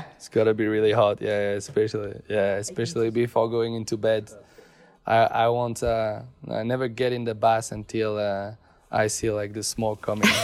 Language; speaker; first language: English; non-native, fluent; French